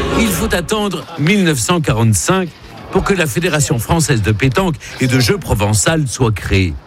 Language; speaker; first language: French; native; French